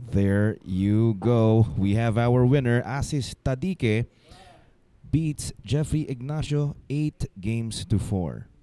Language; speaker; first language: English; non-native, local second language; Filipino